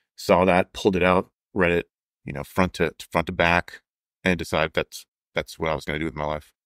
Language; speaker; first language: English; native; English